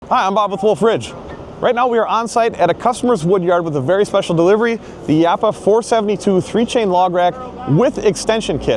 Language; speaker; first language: English; native; English